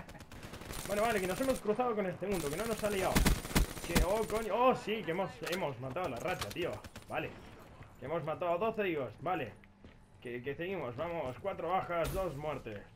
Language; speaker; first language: Spanish; native; Spanish